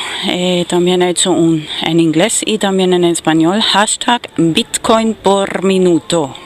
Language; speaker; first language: Spanish; non-native, fluent; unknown